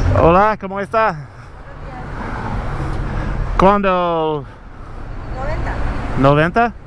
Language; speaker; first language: Spanish; non-native, learner; English